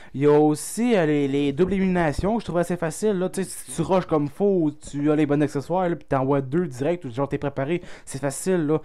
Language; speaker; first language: French; native; French